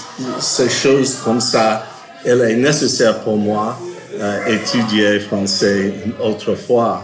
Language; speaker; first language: French; non-native, learner; English